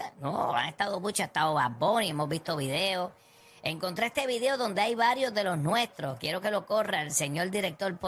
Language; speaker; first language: Spanish; native; Spanish